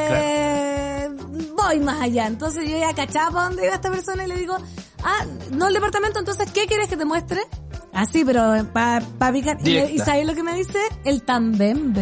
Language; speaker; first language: Spanish; native; Spanish